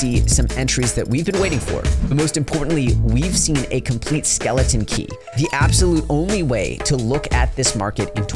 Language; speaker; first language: English; native; English